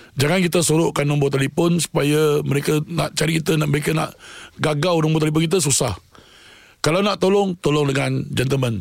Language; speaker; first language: Malay; non-native, local second language; Tamil